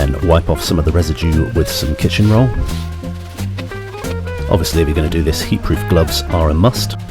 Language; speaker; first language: English; native; English